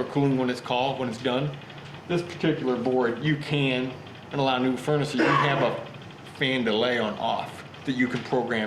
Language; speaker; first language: English; native; English